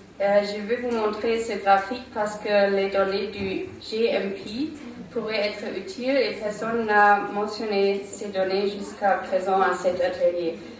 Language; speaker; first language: French; non-native, learner; German